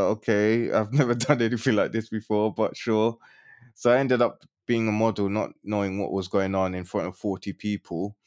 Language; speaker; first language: English; native; English